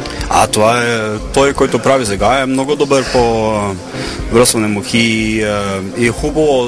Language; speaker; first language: Bulgarian; non-native, fluent; Norwegian